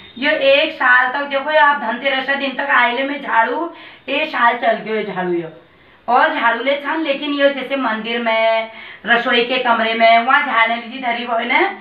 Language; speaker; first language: Hindi; native; Hindi